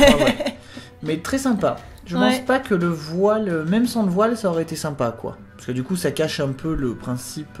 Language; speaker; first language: French; native; French